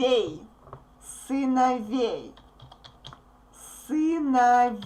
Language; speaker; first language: Russian; native; Russian